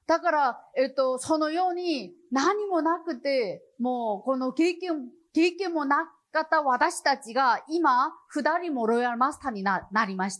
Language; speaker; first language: Japanese; non-native, fluent; Chinese